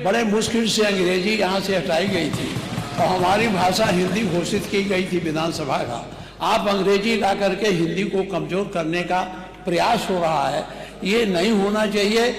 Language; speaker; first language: Hindi; native; Hindi